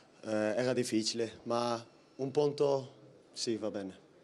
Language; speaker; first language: Italian; non-native, learner; Dutch